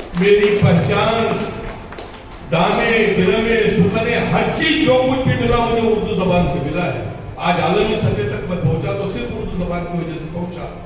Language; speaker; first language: Urdu; native; Urdu